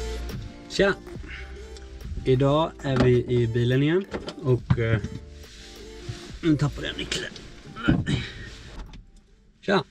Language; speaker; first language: Swedish; native; Swedish